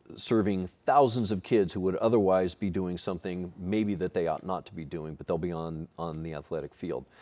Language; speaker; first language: English; native; English